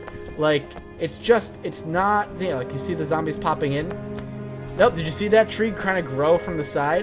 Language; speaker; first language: English; native; English